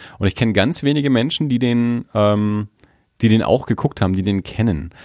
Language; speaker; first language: German; native; German